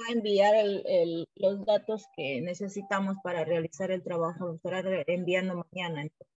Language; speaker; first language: Spanish; native; Spanish